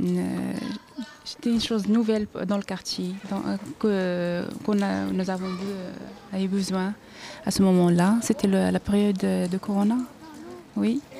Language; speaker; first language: French; non-native, learner; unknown